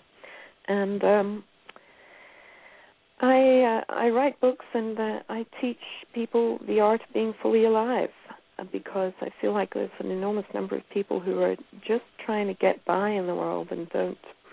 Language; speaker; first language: English; native; English